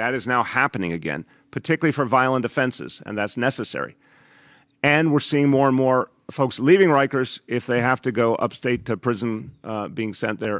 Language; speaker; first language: English; native; English